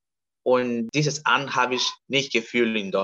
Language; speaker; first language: German; non-native, fluent; Spanish